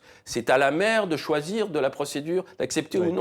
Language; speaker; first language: French; native; French